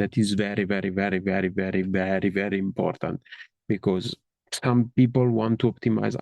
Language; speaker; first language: English; non-native, fluent; Italian